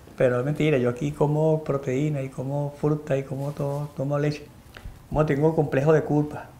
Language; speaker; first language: Spanish; native; Spanish